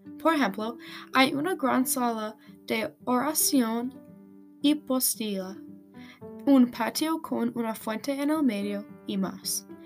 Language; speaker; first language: Spanish; non-native, learner; English